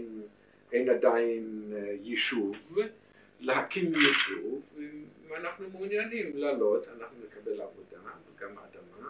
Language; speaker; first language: Hebrew; non-native, fluent; German